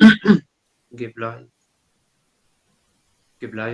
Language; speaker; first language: German; non-native, learner; Spanish